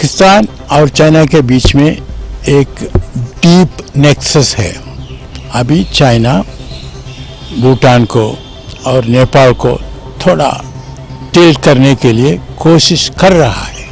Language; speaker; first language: Hindi; non-native, local second language; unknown